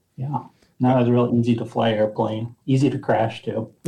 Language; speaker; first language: English; native; English